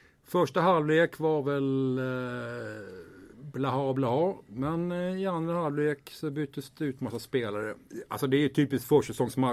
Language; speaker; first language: Swedish; native; Swedish